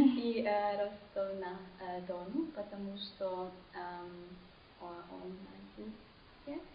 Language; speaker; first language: Russian; non-native, learner; English